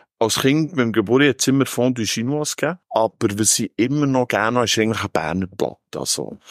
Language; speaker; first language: German; native; German